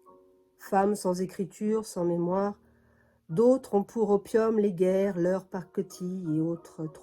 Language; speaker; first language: French; native; French